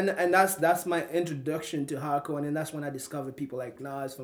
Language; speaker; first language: English; non-native, local second language; Ganda